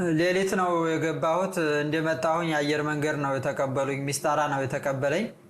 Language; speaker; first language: Amharic; native; Amharic